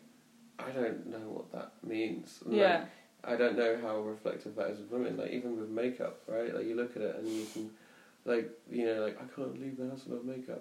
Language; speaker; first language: English; native; English